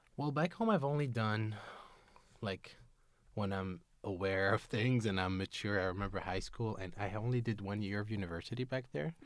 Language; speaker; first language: English; non-native, fluent; Arabic